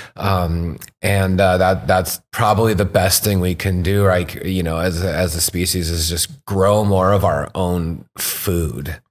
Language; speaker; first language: English; native; English